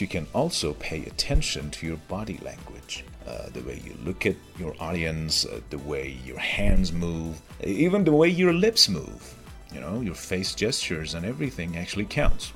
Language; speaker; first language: English; non-native, fluent; Persian